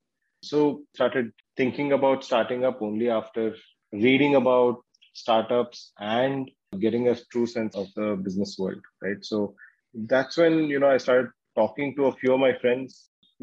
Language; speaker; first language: English; non-native, local second language; Kannada